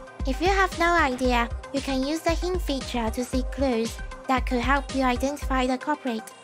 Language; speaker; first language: English; non-native, fluent; Japanese